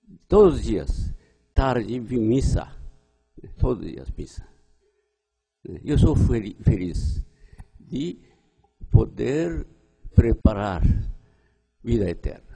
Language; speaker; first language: Portuguese; non-native, learner; Japanese